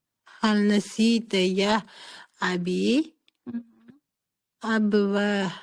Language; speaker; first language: Arabic; non-native, learner; Uzbek